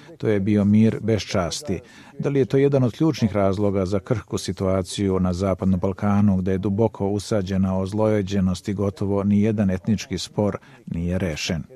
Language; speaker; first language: Bosnian; native; Bosnian